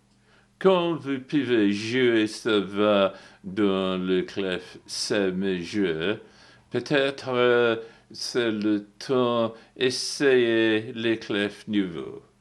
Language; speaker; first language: French; non-native, learner; English